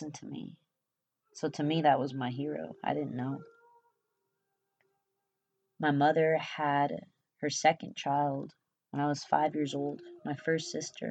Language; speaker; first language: English; early bilingual, other home language; Spanish